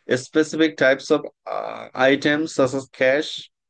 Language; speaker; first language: English; non-native, local second language; Bangla